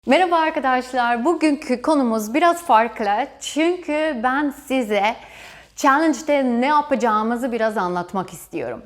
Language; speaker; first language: Turkish; non-native, fluent; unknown